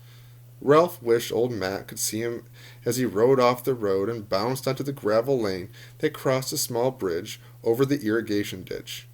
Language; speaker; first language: English; native; English